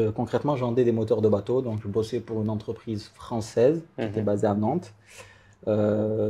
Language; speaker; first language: French; native; French